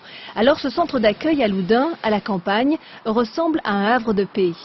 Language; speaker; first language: French; native; French